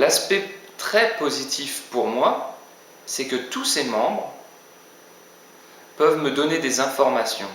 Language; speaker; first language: French; native; French